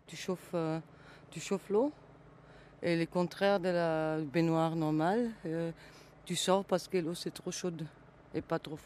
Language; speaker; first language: French; non-native, fluent; Italian